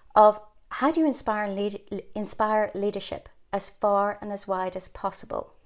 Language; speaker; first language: English; native; English